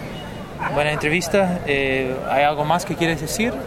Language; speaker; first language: Spanish; non-native, fluent; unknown